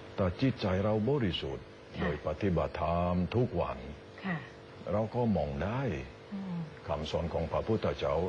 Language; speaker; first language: Thai; non-native, fluent; Indonesian